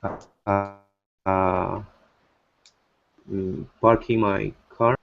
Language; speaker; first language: English; non-native, learner; Spanish